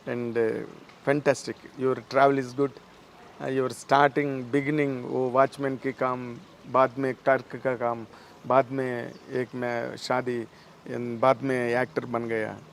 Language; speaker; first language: Hindi; non-native, local second language; Telugu